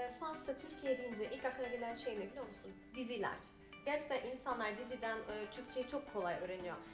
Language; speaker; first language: Turkish; non-native, fluent; Arabic